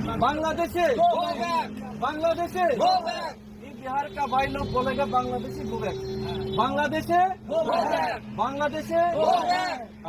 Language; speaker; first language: Hindi; non-native, local second language; Kok Borok